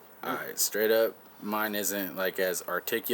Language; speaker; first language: English; native; English